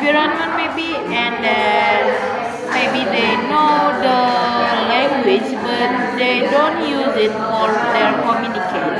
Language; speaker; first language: English; non-native, learner; Indonesian